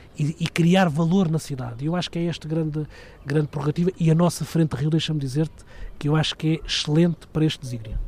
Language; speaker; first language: Portuguese; native; Portuguese